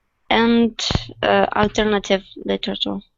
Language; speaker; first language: English; non-native, learner; Russian